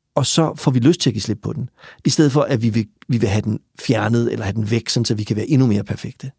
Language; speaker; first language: Danish; native; Danish